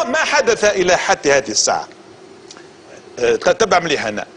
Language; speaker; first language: Arabic; native; Arabic